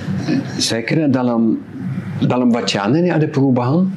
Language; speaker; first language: Indonesian; non-native, fluent; Dutch